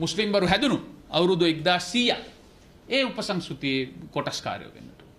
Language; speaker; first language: Sinhala; non-native, local second language; Tamil